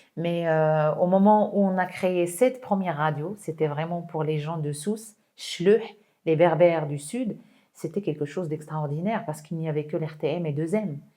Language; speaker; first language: French; non-native, local second language; Arabic